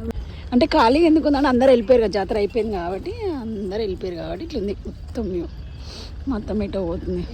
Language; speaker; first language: Telugu; native; Telugu